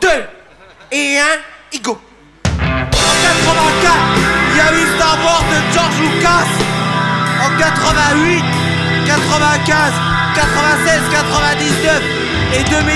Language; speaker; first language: French; native; French